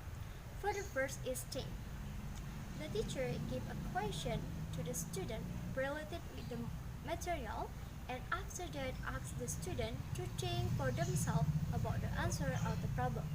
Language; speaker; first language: English; non-native, learner; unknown